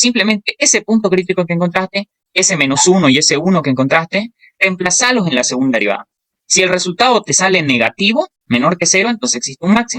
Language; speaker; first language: Spanish; native; Spanish